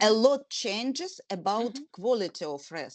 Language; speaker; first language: English; non-native, learner; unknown